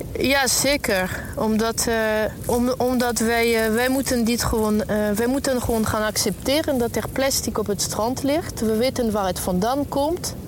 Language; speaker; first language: Dutch; non-native, fluent; French